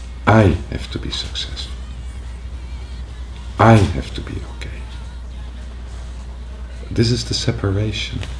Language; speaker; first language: English; non-native, fluent; Dutch